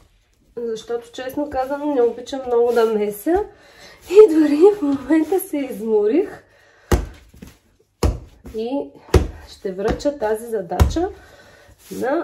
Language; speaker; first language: Bulgarian; native; Bulgarian